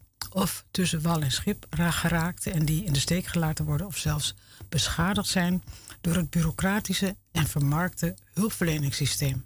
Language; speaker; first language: Dutch; native; Dutch